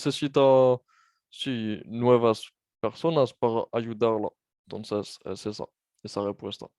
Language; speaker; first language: Spanish; non-native, fluent; French